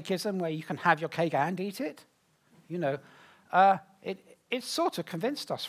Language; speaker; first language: English; native; English